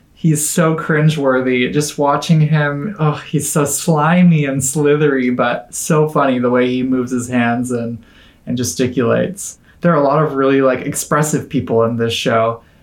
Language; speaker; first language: English; native; English